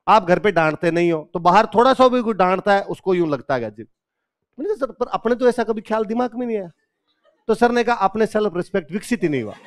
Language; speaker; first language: Hindi; native; Hindi